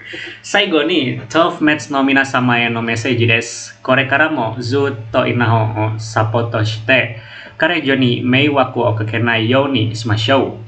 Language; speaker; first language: Japanese; non-native, learner; Indonesian